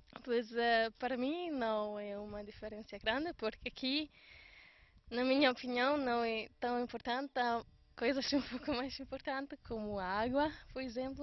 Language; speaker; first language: Portuguese; non-native, fluent; German